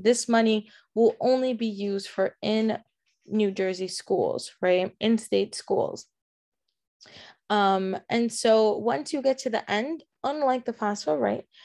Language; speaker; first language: English; early bilingual, other home language; Spanish